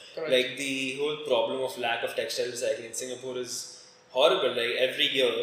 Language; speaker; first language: English; non-native, local second language; Hindi